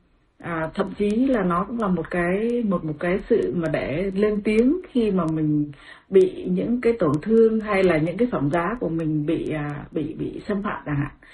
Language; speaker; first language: Vietnamese; native; Vietnamese